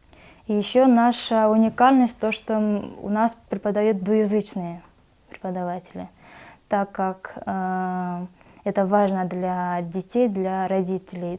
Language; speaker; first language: Russian; non-native, local second language; Kyrgyz